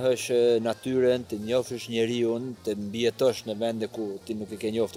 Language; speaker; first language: Albanian; early bilingual, heritage; Albanian